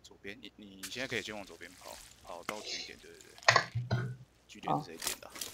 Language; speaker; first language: Chinese; native; Chinese